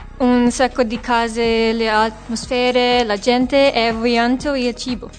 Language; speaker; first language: Italian; non-native, fluent; Hungarian